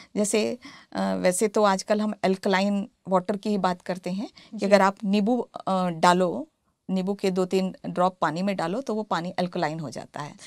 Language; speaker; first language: Hindi; native; Hindi